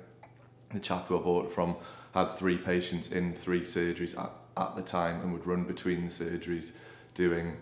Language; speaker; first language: English; native; English